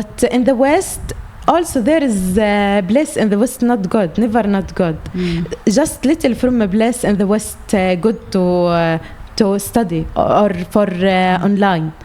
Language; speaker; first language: English; non-native, learner; Arabic